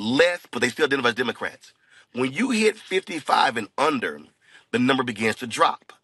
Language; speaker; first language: English; native; English